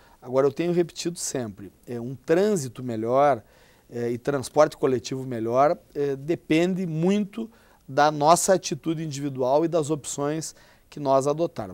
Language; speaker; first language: Portuguese; native; Portuguese